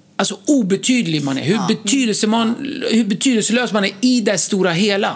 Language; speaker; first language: Swedish; early bilingual, other home language; Kurdish